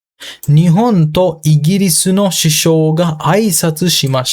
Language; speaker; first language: Japanese; non-native, fluent; Sinhala